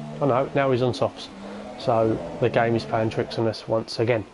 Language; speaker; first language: English; native; English